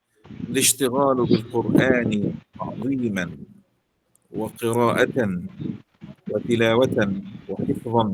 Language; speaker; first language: Arabic; native; Arabic